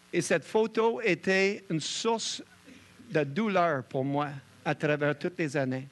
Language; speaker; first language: French; native; French